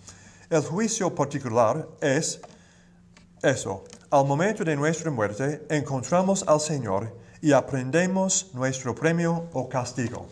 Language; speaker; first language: Spanish; non-native, learner; English